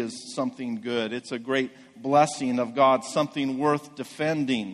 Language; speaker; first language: English; native; English